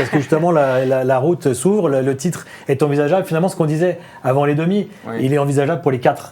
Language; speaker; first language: French; native; French